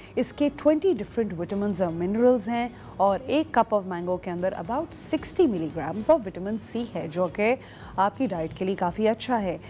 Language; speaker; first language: Urdu; native; Urdu